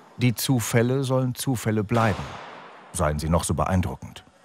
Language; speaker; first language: German; native; German